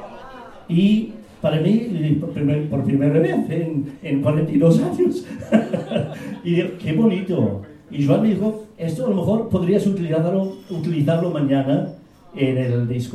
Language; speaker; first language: Spanish; non-native, fluent; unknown